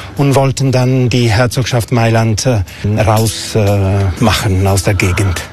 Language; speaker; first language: German; non-native, local second language; Italian